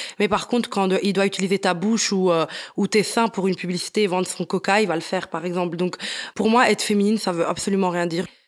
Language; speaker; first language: French; early bilingual, other home language; Italian